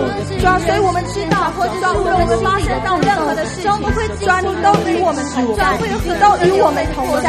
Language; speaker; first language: Chinese; native; Chinese